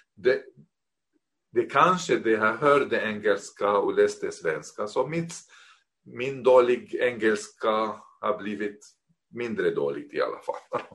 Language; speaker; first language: Swedish; non-native, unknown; Arabic